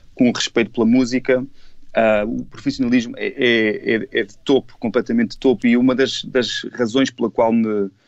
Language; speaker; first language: Portuguese; native; Portuguese